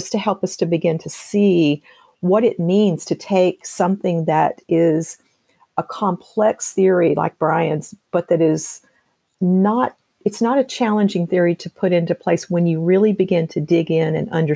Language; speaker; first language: English; native; English